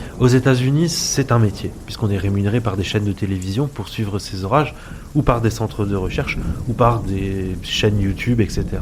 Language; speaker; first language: French; early bilingual, other home language; Arabic